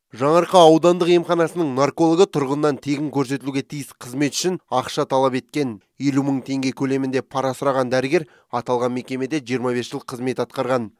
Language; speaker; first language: Kazakh; native; Kazakh